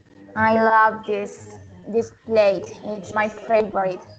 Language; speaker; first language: English; non-native, learner; Spanish